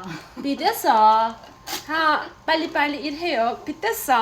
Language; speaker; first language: Korean; non-native, fluent; Uzbek